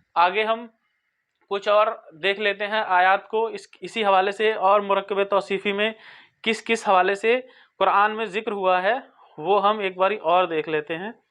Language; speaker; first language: Urdu; native; Urdu